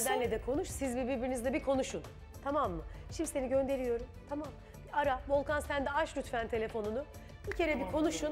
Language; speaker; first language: Turkish; native; Turkish